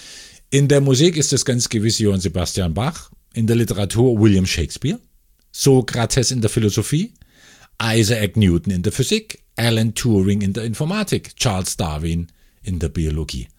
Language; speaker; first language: German; native; German